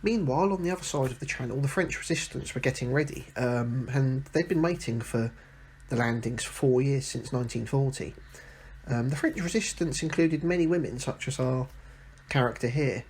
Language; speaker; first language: English; native; English